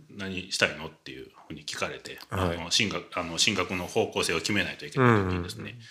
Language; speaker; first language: Japanese; native; Japanese